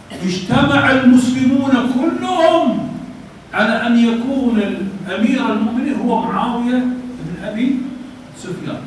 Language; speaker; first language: Arabic; native; Arabic